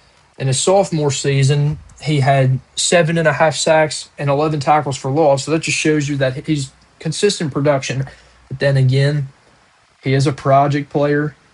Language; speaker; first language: English; native; English